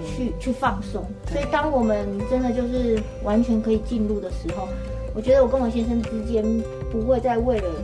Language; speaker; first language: Chinese; native; Chinese